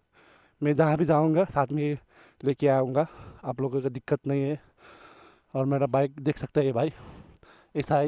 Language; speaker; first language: Hindi; non-native, learner; Nepali